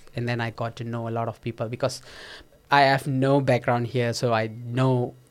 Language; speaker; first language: English; non-native, local second language; Tamil